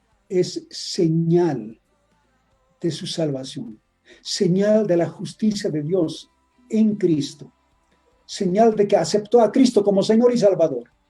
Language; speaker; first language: Spanish; native; Spanish